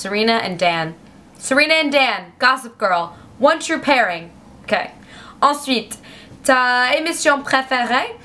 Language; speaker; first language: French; non-native, learner; English